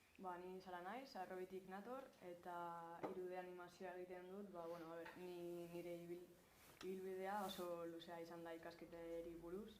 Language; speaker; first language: Basque; non-native, local second language; Spanish